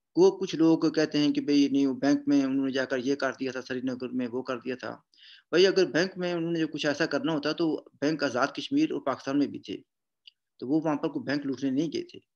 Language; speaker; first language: Urdu; non-native, local second language; Punjabi